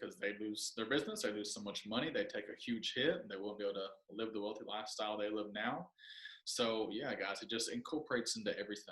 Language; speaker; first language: English; native; English